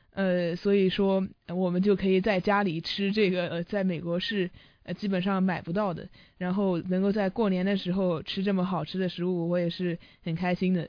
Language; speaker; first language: Chinese; early bilingual, heritage; Chinese